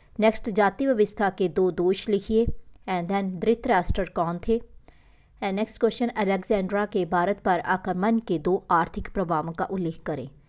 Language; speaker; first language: Hindi; non-native, local second language; Punjabi